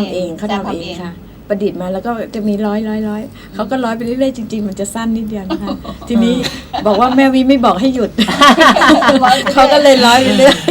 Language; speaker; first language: Thai; native; Thai